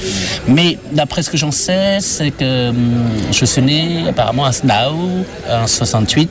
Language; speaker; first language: French; non-native, fluent; Khmer